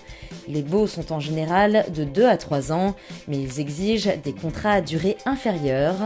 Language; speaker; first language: French; native; French